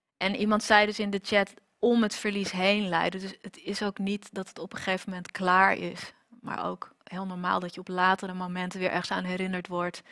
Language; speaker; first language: Dutch; native; Dutch